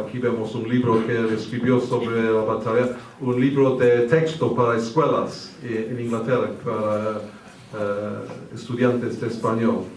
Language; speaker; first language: Spanish; early bilingual, heritage; English